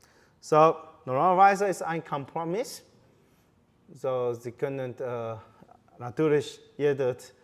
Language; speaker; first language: German; non-native, fluent; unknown